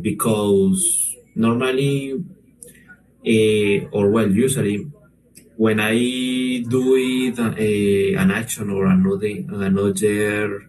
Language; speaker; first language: English; non-native, learner; Spanish